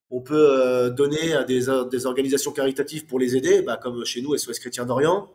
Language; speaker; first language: French; native; French